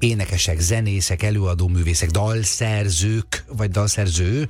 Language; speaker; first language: Hungarian; native; Hungarian